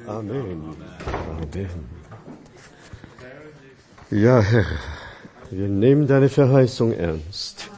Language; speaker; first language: German; non-native, fluent; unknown